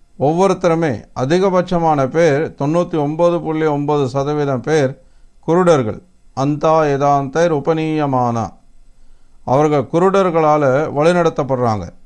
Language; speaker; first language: Tamil; native; Tamil